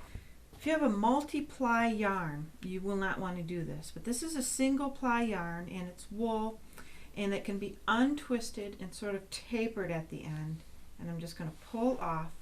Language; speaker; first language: English; native; English